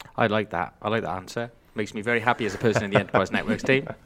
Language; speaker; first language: English; native; English